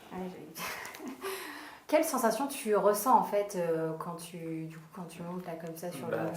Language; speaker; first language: French; native; French